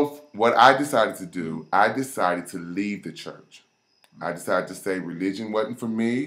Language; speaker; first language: English; native; English